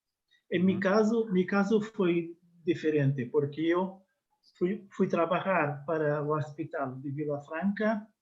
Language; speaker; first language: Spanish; non-native, learner; Portuguese